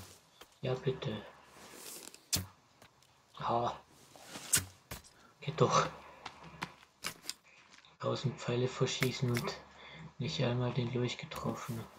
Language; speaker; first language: German; native; German